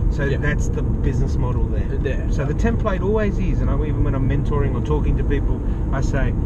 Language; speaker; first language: English; native; English